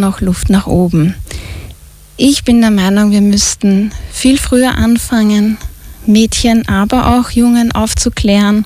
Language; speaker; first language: German; native; German